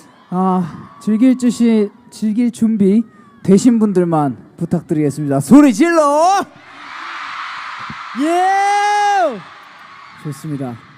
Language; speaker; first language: Korean; native; Korean